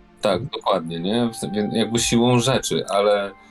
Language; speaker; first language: Polish; native; Polish